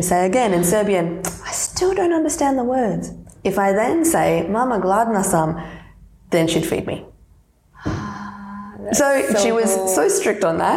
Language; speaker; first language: English; non-native, local second language; Serbian